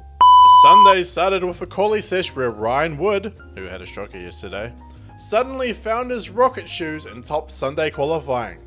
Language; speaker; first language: English; native; English